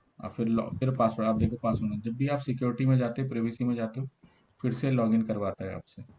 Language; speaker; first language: Hindi; native; Hindi